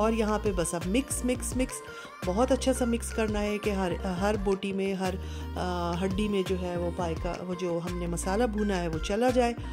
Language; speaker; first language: Urdu; native; Urdu